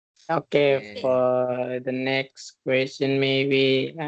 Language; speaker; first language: English; non-native, learner; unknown